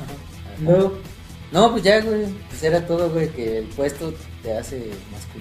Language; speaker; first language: Spanish; native; Spanish